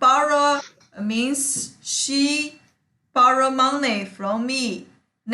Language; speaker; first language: English; non-native, learner; Chinese